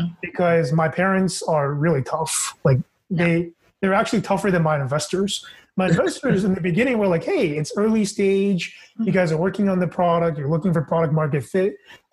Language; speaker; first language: English; native; English